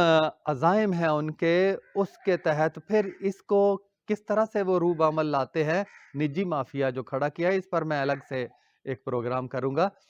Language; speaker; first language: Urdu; non-native, local second language; Punjabi